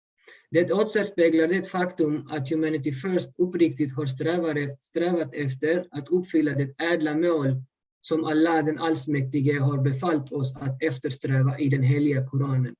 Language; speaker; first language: Swedish; early bilingual, other home language; Urdu